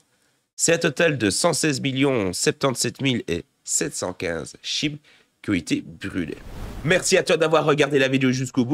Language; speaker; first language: French; native; French